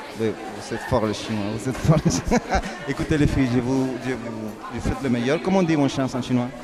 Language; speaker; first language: French; non-native, fluent; Spanish